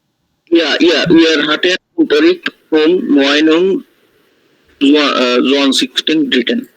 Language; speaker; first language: German; non-native, learner; Bangla